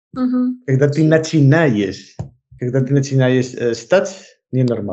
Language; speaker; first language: Russian; non-native, learner; Spanish